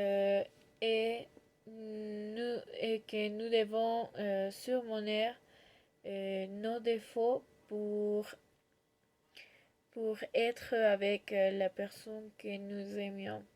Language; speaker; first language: French; non-native, learner; Spanish